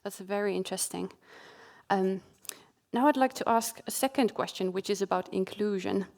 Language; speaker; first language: English; non-native, fluent; Finnish